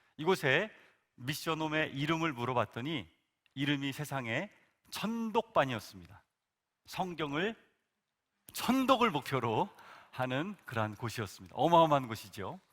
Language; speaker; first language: Korean; native; Korean